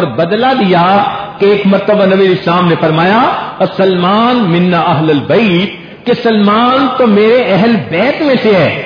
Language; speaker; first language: Urdu; non-native, local second language; Punjabi